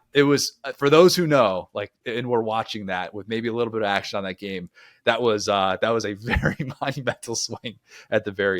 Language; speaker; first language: English; native; English